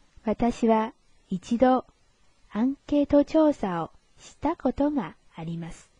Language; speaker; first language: Japanese; non-native, fluent; Chinese